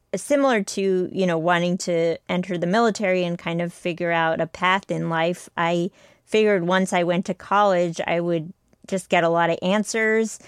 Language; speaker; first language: English; native; English